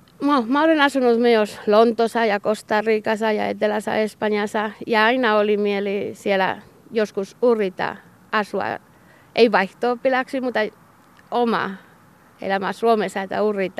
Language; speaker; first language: Finnish; non-native, learner; Basque